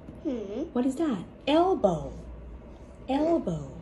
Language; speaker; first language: English; non-native, fluent; Thai